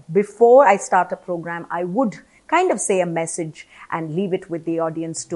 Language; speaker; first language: English; non-native, local second language; Malayalam